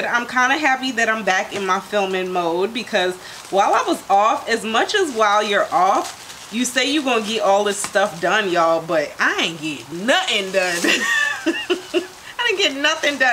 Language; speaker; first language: English; native; English